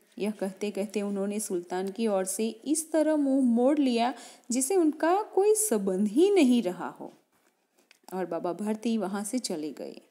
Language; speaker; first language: Hindi; non-native, local second language; Gujarati